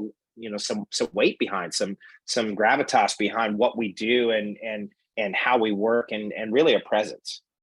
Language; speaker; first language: English; native; English